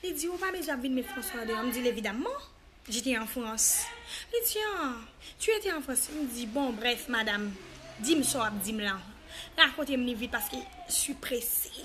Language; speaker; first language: French; non-native, learner; Haitian Creole